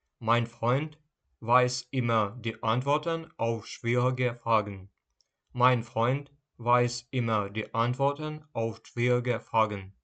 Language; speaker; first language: German; non-native, fluent; Ukrainian